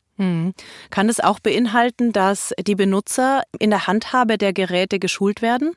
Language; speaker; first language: German; native; German